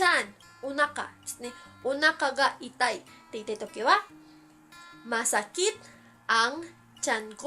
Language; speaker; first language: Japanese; early bilingual, heritage; Filipino